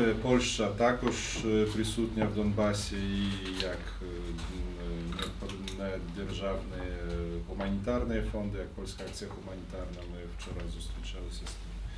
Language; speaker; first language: Ukrainian; non-native, fluent; Polish